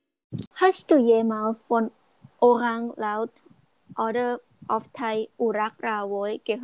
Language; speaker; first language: German; non-native, learner; Thai